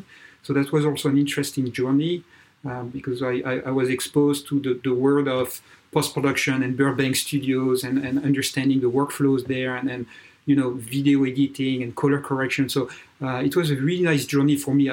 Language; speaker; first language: English; non-native, fluent; French